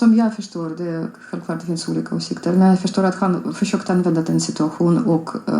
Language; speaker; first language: Swedish; non-native, fluent; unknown